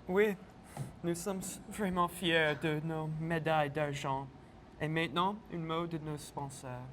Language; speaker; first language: French; non-native, local second language; English